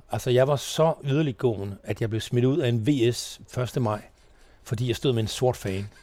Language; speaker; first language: Danish; native; Danish